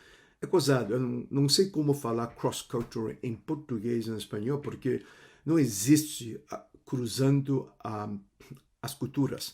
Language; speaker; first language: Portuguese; non-native, fluent; Cantonese